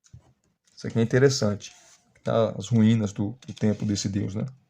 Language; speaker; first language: Portuguese; native; Portuguese